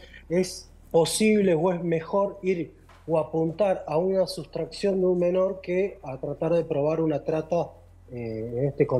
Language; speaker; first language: Spanish; native; Spanish